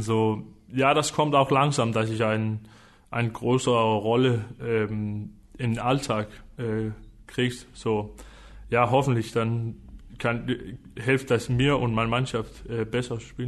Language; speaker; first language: German; non-native, fluent; Danish